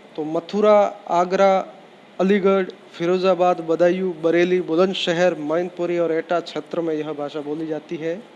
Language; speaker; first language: Hindi; native; Hindi